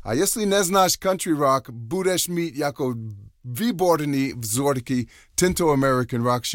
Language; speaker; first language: Czech; non-native, learner; English